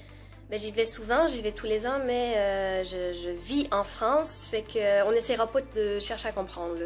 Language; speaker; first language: French; native; French